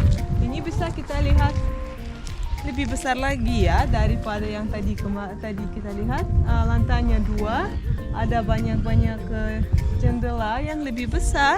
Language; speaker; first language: Indonesian; non-native, fluent; Russian